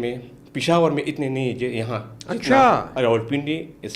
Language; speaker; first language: Urdu; non-native, local second language; Pashto